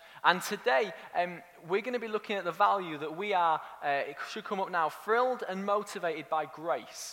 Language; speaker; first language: English; native; English